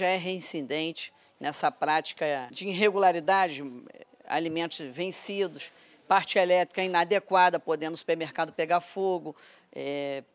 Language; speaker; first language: Portuguese; native; Portuguese